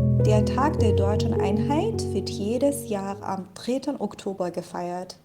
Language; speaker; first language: German; non-native, fluent; Persian